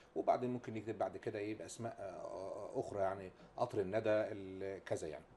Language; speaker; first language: Arabic; native; Arabic